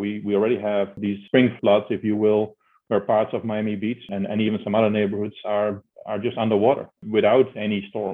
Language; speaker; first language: English; non-native, fluent; Dutch